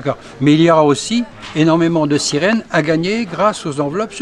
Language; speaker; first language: French; native; French